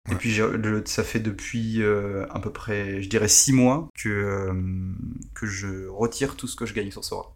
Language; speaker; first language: French; early bilingual, other home language; Portuguese